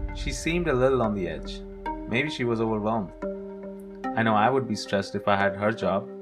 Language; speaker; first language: English; non-native, local second language; Hindi